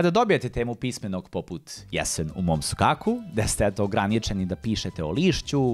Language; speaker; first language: Serbian; native; Serbian